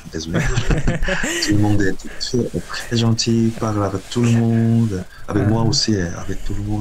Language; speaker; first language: French; non-native, learner; Korean